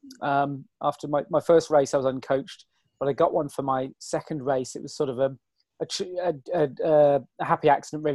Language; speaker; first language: English; native; English